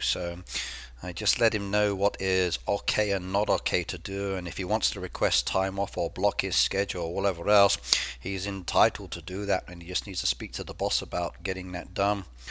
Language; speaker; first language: English; native; English